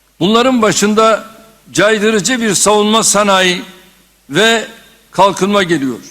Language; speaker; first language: Turkish; native; Turkish